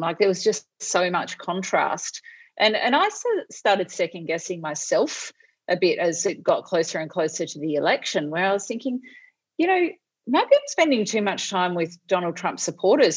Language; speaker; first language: English; native; English